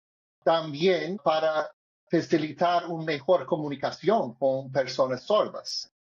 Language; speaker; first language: Spanish; non-native, learner; English